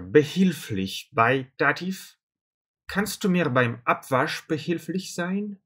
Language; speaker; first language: German; non-native, fluent; Russian